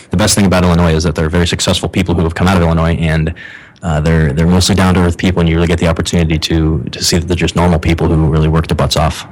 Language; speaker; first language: English; native; English